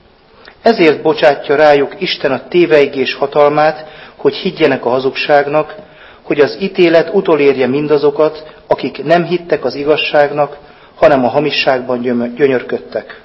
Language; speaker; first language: Hungarian; native; Hungarian